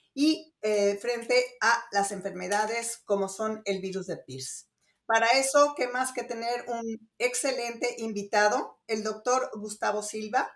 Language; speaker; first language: Spanish; native; Spanish